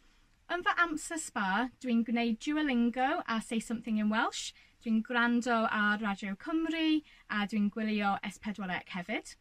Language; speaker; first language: Welsh; non-native, learner; English